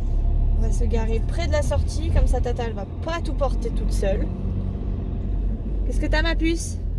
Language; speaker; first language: French; native; French